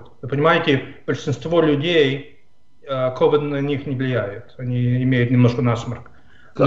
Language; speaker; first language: Russian; non-native, fluent; English